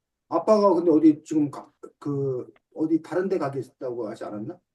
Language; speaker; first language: Korean; native; Korean